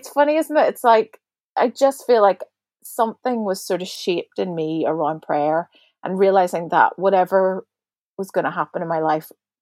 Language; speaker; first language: English; native; English